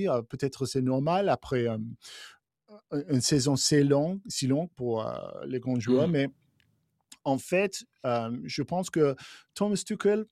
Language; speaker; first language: French; non-native, fluent; English